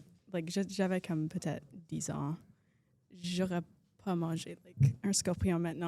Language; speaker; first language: French; non-native, local second language; English